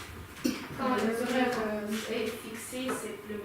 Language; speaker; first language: French; non-native, learner; Ukrainian